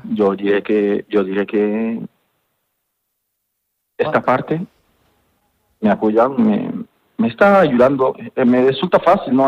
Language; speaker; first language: Spanish; non-native, fluent; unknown